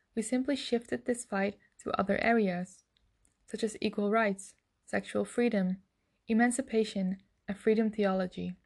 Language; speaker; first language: English; non-native, fluent; Dutch